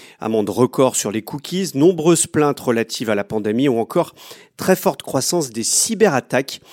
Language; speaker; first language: French; native; French